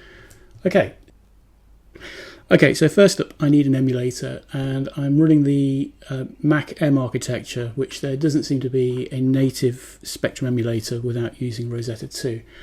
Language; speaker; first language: English; native; English